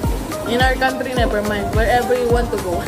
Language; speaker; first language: English; non-native, local second language; Filipino